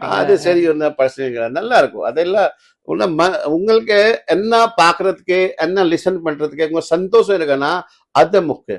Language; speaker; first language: Tamil; non-native, fluent; Hindi